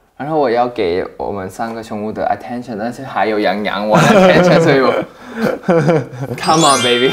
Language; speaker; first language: Chinese; non-native, learner; Thai